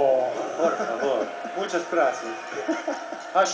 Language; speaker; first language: Spanish; non-native, learner; English